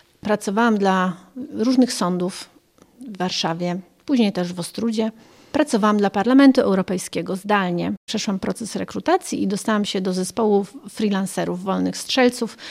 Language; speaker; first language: Polish; early bilingual, other home language; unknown